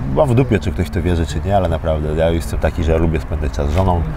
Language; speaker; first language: Polish; early bilingual, other home language; Armenian